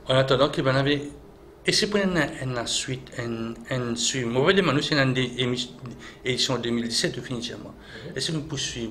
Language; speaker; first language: French; non-native, local second language; Morisyen